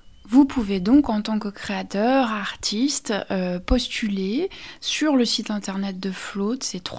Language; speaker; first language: French; native; French